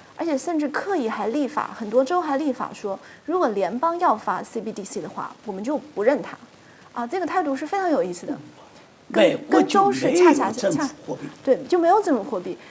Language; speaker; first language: Chinese; native; Chinese